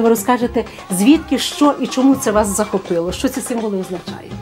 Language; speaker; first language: Ukrainian; native; Ukrainian